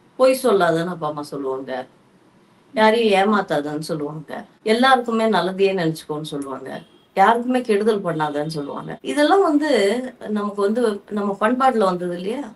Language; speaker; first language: Tamil; native; Tamil